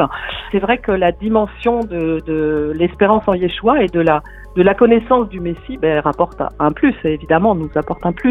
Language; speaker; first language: French; native; French